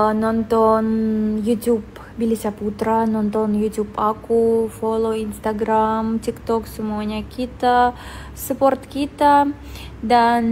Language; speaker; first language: Indonesian; non-native, fluent; Russian